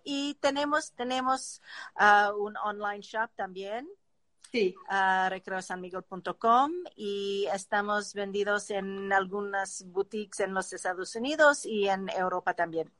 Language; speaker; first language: Spanish; non-native, learner; English